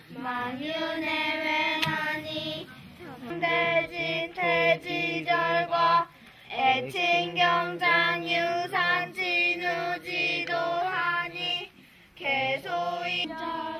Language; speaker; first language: Korean; native; Korean